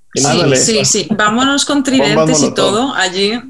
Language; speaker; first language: Spanish; native; Spanish